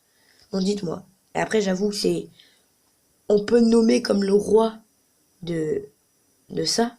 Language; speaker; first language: French; native; French